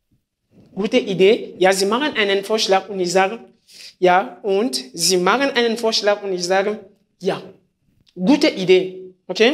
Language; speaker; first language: German; non-native, fluent; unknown